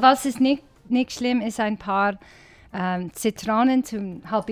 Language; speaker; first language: German; non-native, learner; English